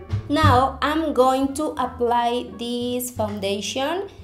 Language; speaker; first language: English; non-native, learner; Spanish